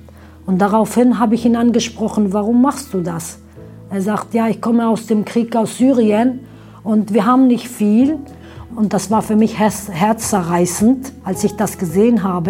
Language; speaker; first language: German; early bilingual, other home language; Aramaic